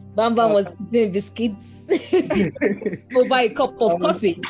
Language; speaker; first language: English; non-native, local second language; Yoruba